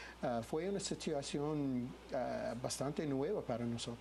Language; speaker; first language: Spanish; non-native, fluent; English